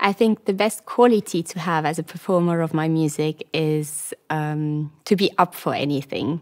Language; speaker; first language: English; non-native, fluent; Luxembourgish